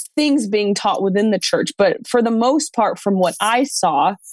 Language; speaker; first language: English; native; English